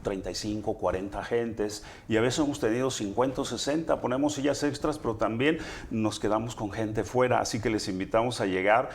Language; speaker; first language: Spanish; native; Spanish